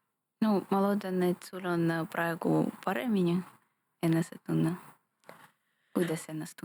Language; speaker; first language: Estonian; non-native, local second language; Russian